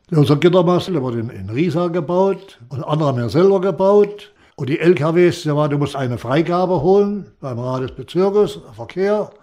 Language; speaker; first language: German; native; German